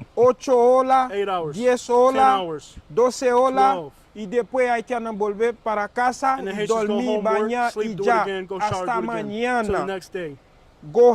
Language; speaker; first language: Spanish; non-native, learner; Haitian Creole